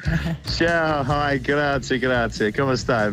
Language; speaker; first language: Italian; non-native, learner; English